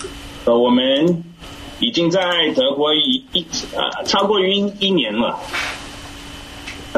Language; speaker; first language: Chinese; early bilingual, heritage; English